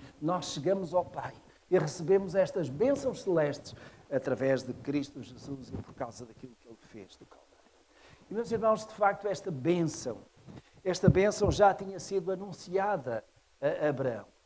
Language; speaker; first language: Portuguese; native; Portuguese